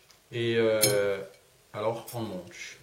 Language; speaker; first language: French; non-native, learner; Danish